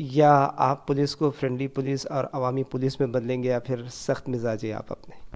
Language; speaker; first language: Urdu; native; Urdu